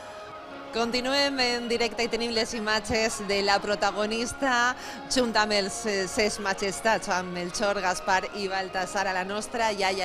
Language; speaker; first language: Catalan; native; Catalan